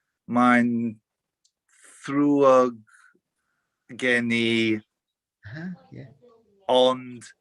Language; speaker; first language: Welsh; non-native, learner; English